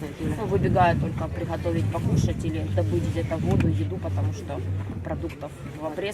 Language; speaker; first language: Russian; native; Russian